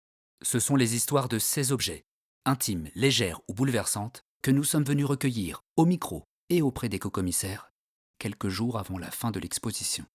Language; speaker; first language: French; native; French